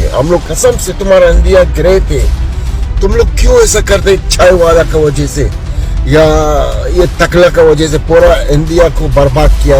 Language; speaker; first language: Hindi; non-native, learner; Arabic